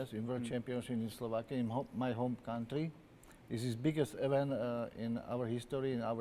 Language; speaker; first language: English; non-native, learner; Slovak